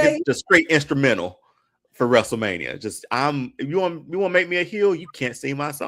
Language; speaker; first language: English; native; English